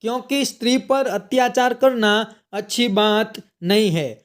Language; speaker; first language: Hindi; non-native, local second language; Gujarati